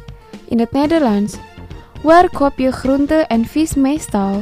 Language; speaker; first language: Dutch; non-native, fluent; Indonesian